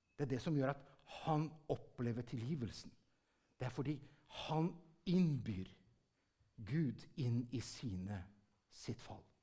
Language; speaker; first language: Norwegian; early bilingual, heritage; Norwegian